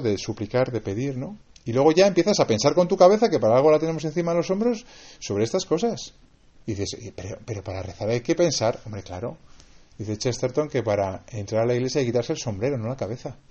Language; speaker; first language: Spanish; native; Spanish